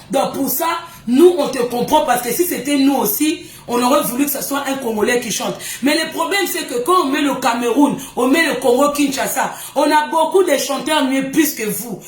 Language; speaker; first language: French; non-native, local second language; Lingala